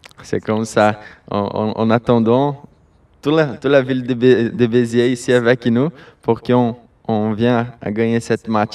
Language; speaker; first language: French; non-native, learner; Portuguese